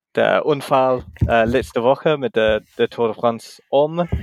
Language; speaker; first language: German; non-native, learner; English